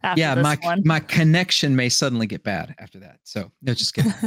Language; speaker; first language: English; native; English